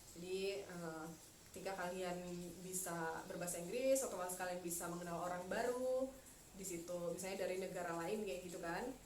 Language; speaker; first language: Indonesian; native; Indonesian